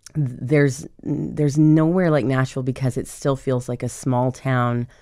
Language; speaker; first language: English; native; English